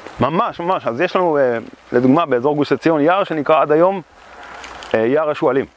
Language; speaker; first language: Hebrew; native; Hebrew